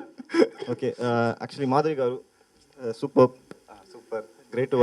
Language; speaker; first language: Telugu; non-native, learner; Tamil